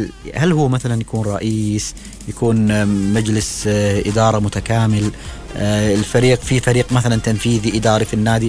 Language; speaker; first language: Arabic; native; Arabic